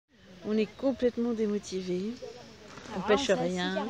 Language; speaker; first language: French; native; French